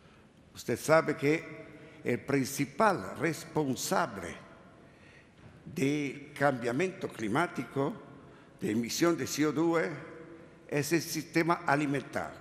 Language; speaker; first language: Spanish; non-native, learner; Italian